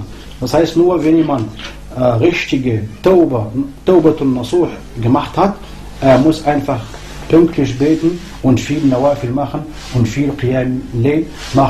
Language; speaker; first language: German; non-native, fluent; Arabic